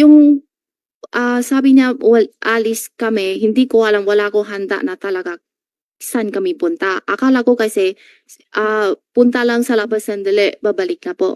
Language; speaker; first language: Filipino; non-native, learner; Chinese